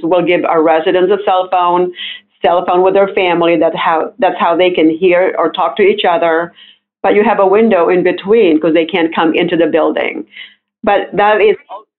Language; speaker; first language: English; non-native, local second language; Filipino